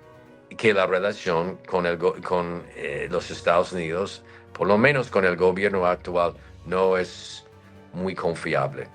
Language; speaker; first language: Spanish; non-native, fluent; English